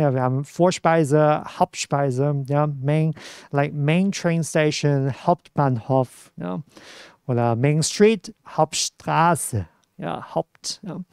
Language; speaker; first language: German; non-native, fluent; Cantonese